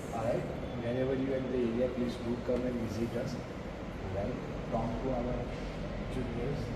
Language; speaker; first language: English; non-native, local second language; Gujarati